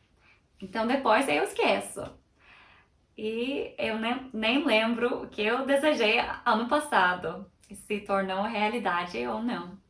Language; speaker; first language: Portuguese; non-native, fluent; Turkish